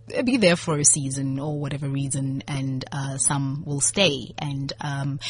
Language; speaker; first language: English; non-native, local second language; Southern Sotho